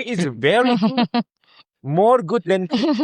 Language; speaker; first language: English; non-native, fluent; Indonesian